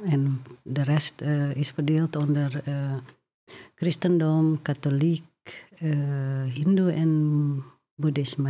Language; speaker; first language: Dutch; non-native, fluent; Indonesian